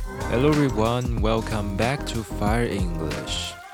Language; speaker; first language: English; non-native, fluent; Chinese